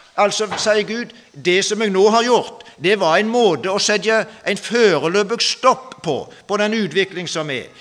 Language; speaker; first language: Norwegian; native; Norwegian